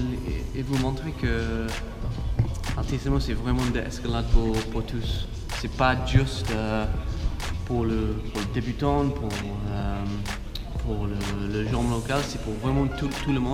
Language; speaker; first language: French; non-native, fluent; English